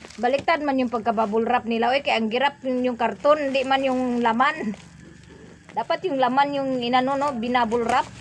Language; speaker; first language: Filipino; non-native, local second language; Cebuano